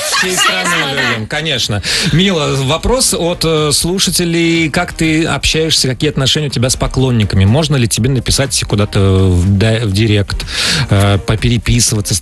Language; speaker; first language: Russian; native; Russian